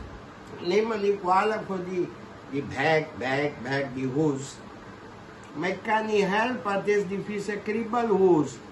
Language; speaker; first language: Dutch; non-native, local second language; Caribbean Hindustani